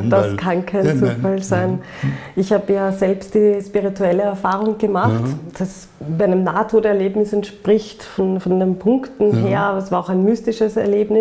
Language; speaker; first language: German; native; German